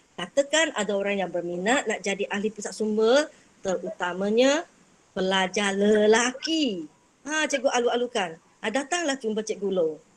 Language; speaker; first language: Malay; non-native, local second language; Chinese